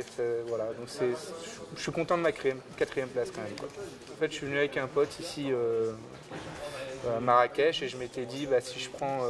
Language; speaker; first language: French; native; French